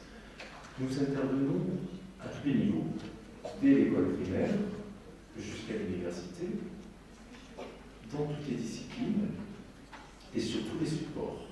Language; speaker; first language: French; native; French